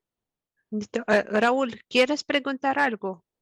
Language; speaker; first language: Spanish; non-native, fluent; Russian